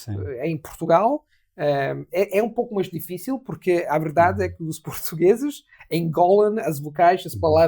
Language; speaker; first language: Portuguese; non-native, fluent; Italian